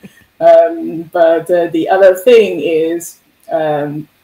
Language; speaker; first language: English; non-native, fluent; Chinese